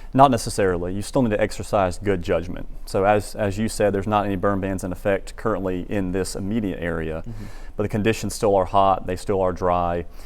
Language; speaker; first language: English; native; English